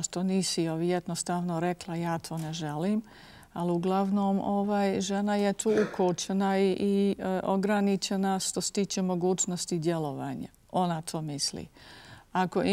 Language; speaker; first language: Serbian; non-native, fluent; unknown